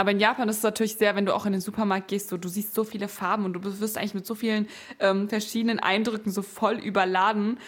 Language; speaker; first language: German; native; German